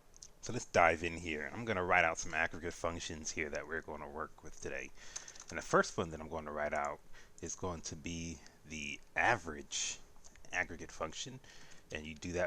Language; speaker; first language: English; native; English